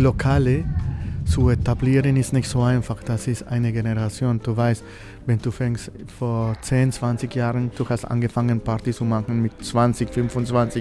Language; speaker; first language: German; non-native, fluent; Spanish